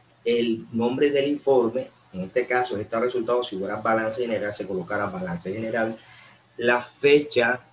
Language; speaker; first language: Spanish; native; Spanish